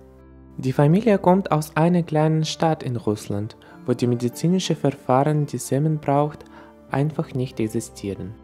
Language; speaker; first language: German; non-native, fluent; Russian